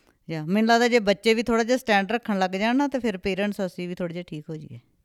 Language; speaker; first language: Punjabi; native; Punjabi